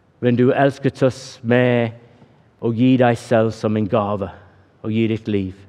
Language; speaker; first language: Norwegian; non-native, fluent; English